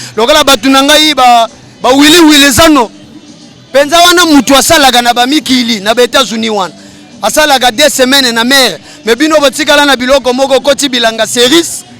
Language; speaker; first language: Lingala; native; Lingala